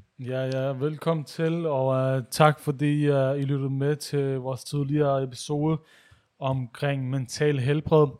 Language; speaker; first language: Danish; early bilingual, other home language; Urdu